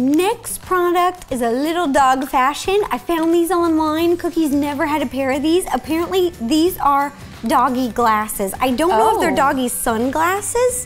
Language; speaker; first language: English; native; English